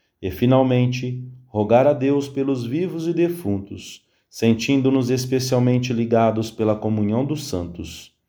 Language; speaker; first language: Portuguese; native; Portuguese